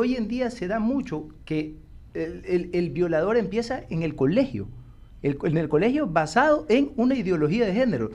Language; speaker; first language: Spanish; native; Spanish